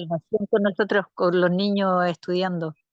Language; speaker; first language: Spanish; native; Spanish